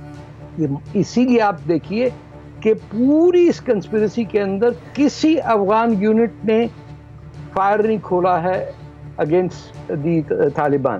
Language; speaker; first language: Hindi; native; Hindi